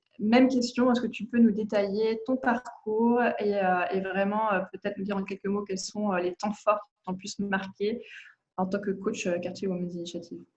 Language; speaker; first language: French; native; French